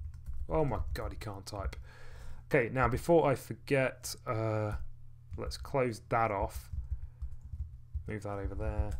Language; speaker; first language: English; native; English